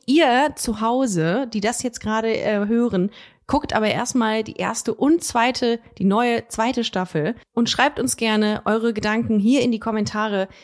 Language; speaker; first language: German; native; German